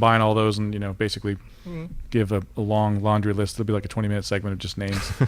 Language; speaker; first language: English; native; English